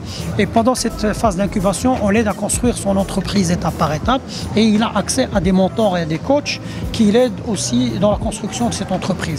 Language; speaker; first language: French; non-native, local second language; Arabic